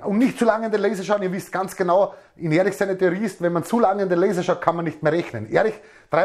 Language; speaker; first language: German; native; German